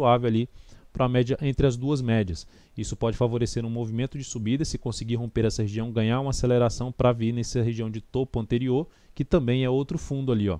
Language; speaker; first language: Portuguese; native; Portuguese